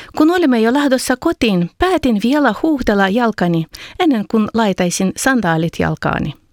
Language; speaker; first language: Finnish; non-native, fluent; Ukrainian